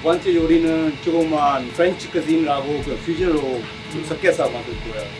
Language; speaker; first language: Korean; non-native, learner; English